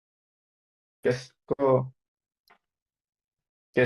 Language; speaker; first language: French; non-native, learner; Bangla